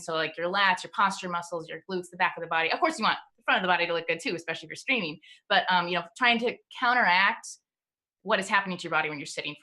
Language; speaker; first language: English; native; English